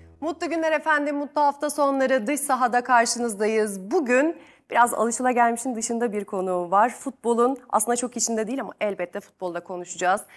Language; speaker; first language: Turkish; native; Turkish